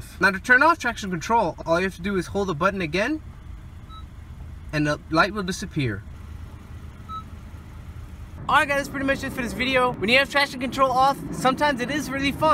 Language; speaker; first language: English; native; English